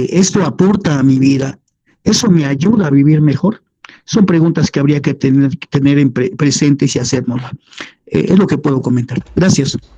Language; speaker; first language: Spanish; native; Spanish